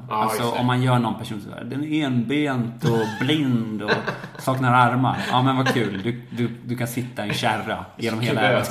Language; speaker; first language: Swedish; native; Swedish